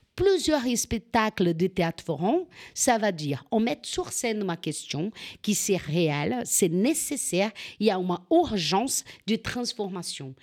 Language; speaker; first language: French; non-native, fluent; Portuguese